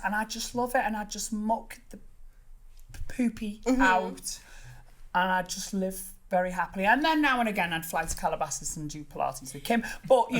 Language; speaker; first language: English; native; English